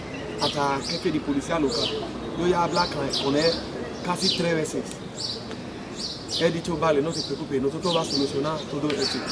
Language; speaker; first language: Spanish; non-native, learner; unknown